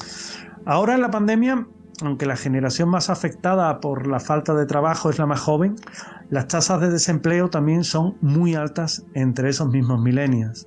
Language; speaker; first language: Spanish; native; Spanish